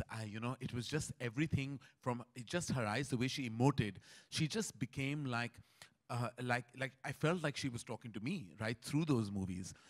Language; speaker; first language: English; non-native, local second language; Hindi